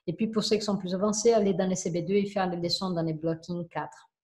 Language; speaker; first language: French; non-native, fluent; Portuguese